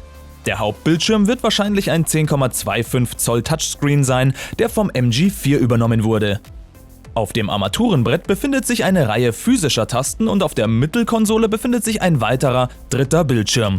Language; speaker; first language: German; native; German